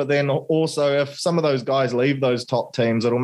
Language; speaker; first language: English; native; English